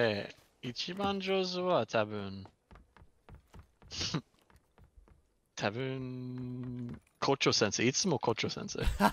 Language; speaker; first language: Japanese; non-native, learner; English